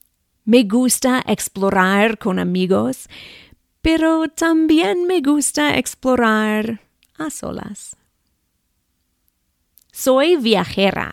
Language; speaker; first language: Spanish; non-native, fluent; English